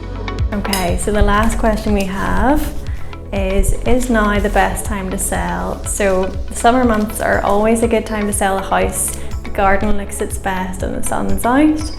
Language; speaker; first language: English; native; English